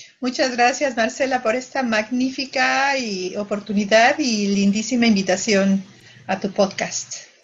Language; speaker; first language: Spanish; native; Spanish